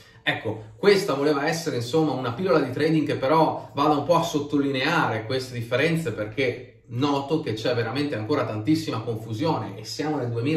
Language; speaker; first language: Italian; native; Italian